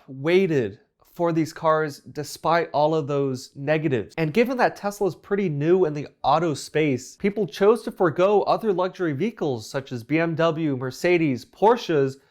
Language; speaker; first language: English; native; English